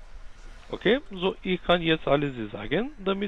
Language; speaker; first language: German; non-native, learner; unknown